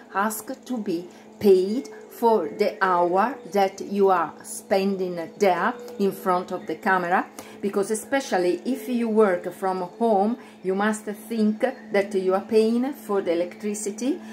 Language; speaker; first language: English; non-native, fluent; Italian